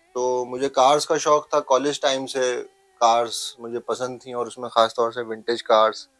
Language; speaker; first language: Hindi; native; Hindi